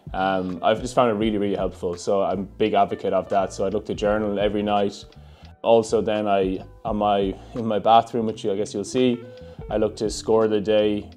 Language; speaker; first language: English; native; English